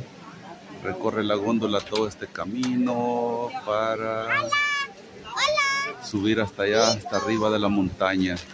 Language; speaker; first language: Spanish; native; Spanish